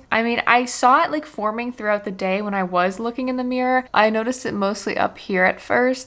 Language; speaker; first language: English; native; English